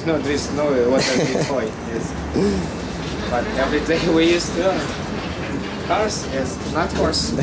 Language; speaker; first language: English; non-native, learner; Kazakh